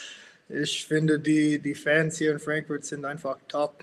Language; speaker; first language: German; non-native, fluent; English